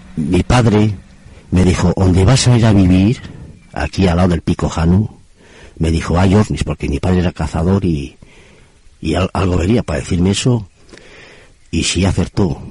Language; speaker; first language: Spanish; native; Spanish